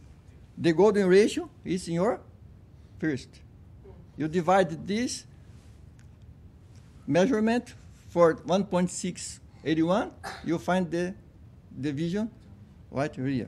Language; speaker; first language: English; non-native, fluent; Portuguese